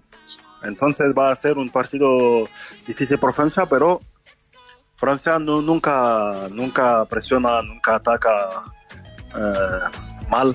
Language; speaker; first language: Spanish; non-native, fluent; French